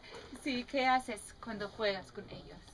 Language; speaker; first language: Spanish; non-native, fluent; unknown